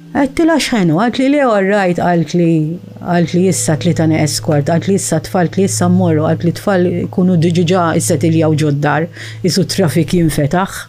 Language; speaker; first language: Maltese; early bilingual, heritage; Maltese